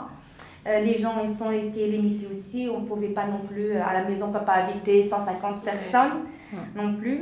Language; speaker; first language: French; non-native, local second language; Arabic